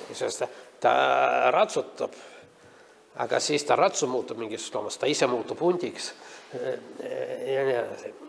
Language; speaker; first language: Estonian; non-native, local second language; Russian